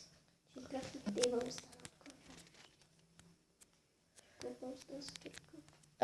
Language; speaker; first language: Bulgarian; native; Bulgarian